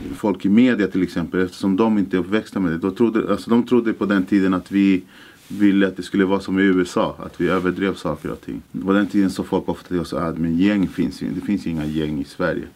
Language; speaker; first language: Swedish; early bilingual, other home language; Spanish